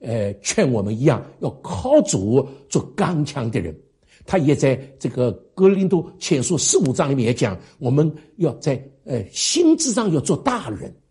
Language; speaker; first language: Chinese; native; Chinese